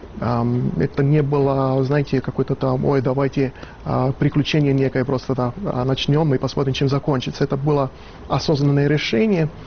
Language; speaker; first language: Russian; non-native, fluent; Italian